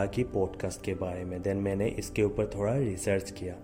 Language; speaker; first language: Hindi; non-native, local second language; Assamese